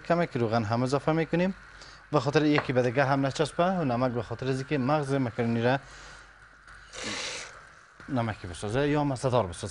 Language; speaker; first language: Persian; native; Persian